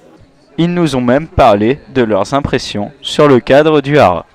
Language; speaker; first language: French; native; French